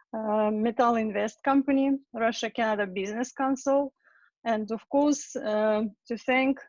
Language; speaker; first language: English; non-native, fluent; Russian